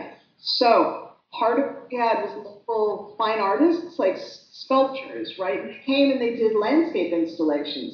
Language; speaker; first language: English; native; English